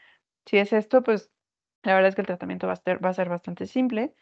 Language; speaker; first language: Spanish; native; Spanish